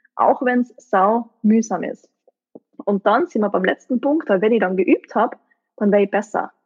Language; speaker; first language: German; native; German